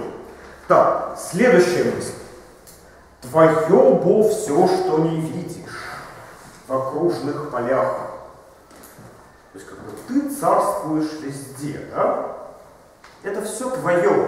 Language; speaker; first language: Russian; native; Russian